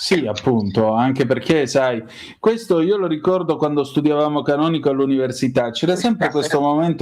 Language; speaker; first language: Italian; native; Italian